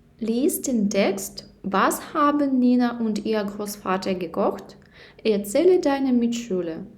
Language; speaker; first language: German; non-native, learner; Ukrainian